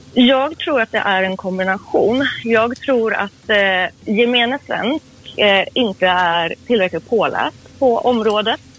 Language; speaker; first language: Swedish; early bilingual, other home language; Persian